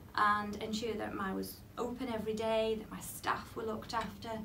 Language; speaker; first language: English; native; English